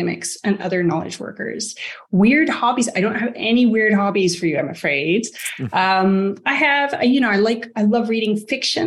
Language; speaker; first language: English; native; English